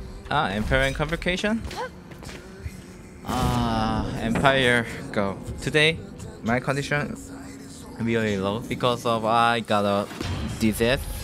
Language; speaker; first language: English; non-native, learner; Korean